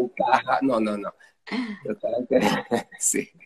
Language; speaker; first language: Spanish; native; Spanish